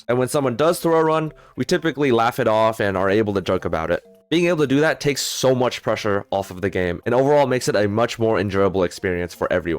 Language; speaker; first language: English; native; English